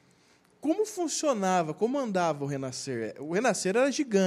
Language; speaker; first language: Portuguese; native; Portuguese